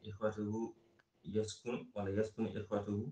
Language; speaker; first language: Arabic; non-native, learner; Fula